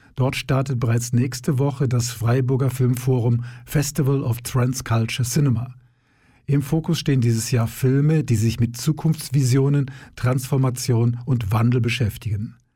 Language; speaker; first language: German; native; German